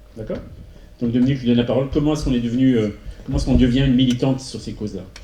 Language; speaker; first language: French; native; French